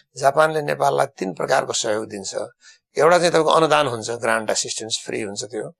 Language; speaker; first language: Nepali; native; Nepali